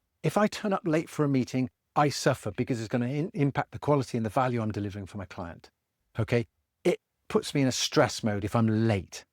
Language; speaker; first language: English; native; English